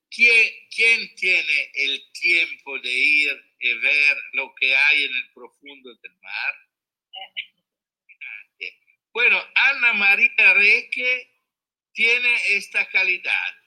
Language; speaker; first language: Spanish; non-native, learner; Italian